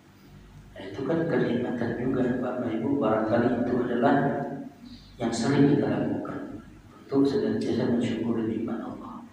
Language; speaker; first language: Indonesian; native; Indonesian